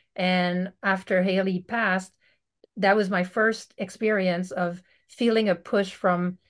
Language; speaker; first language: English; native; English